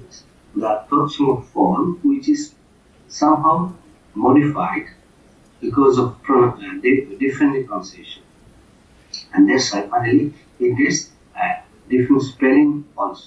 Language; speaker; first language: English; non-native, fluent; Bangla